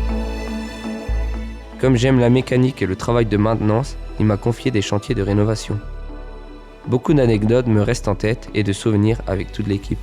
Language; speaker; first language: French; native; French